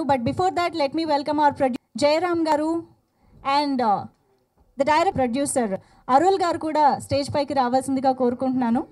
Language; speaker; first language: Telugu; native; Telugu